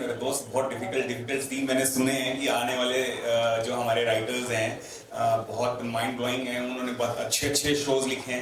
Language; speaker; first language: Hindi; native; Hindi